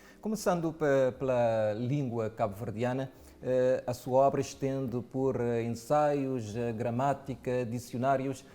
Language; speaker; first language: Portuguese; non-native, local second language; Kabuverdianu